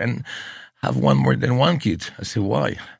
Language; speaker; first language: English; non-native, fluent; French